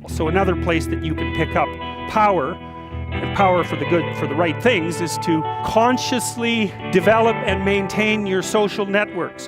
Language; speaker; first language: English; native; English